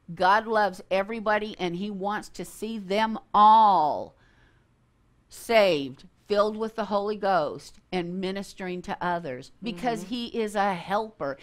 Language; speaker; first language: English; native; English